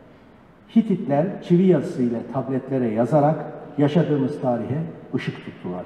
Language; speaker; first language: Turkish; native; Turkish